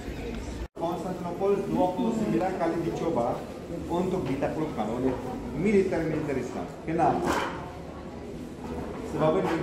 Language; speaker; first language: Indonesian; non-native, fluent; Turkish